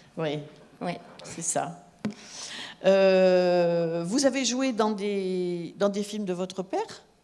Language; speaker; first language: French; native; French